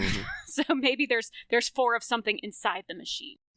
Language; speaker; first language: English; native; English